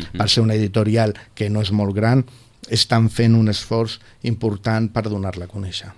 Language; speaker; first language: Catalan; non-native, local second language; Spanish